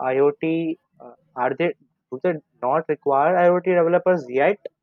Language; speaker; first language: English; non-native, local second language; Hindi